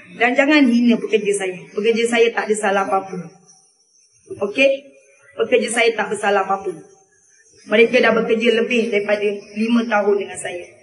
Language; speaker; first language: Malay; early bilingual, other home language; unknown